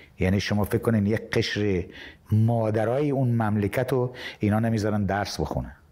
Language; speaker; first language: Persian; native; Persian